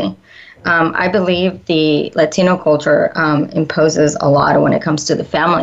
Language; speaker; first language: English; early bilingual, other home language; Spanish